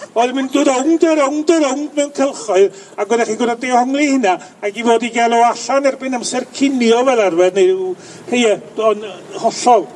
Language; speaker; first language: Welsh; native; Welsh